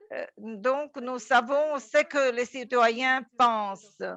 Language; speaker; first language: French; non-native, fluent; Latvian